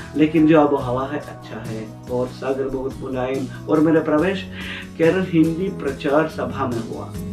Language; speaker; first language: Hindi; non-native, fluent; Russian